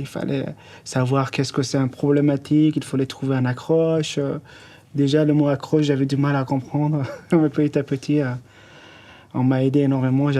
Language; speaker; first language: French; non-native, fluent; Persian